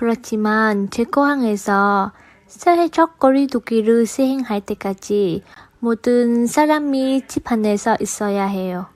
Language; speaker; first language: Korean; non-native, learner; Vietnamese